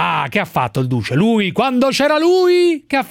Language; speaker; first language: Italian; native; Italian